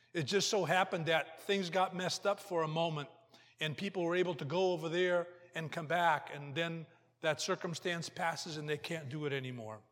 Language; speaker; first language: English; early bilingual, other home language; Portuguese